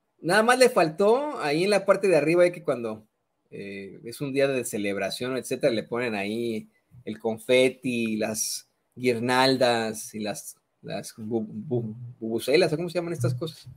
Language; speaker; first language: Spanish; native; Spanish